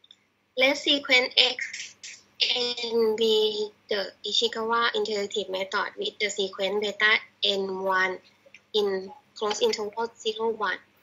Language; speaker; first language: English; non-native, learner; Thai